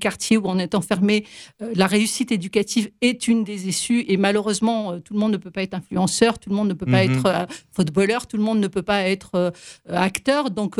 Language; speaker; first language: French; native; French